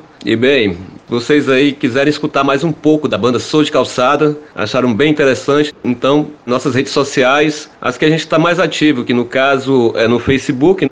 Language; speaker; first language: Portuguese; native; Portuguese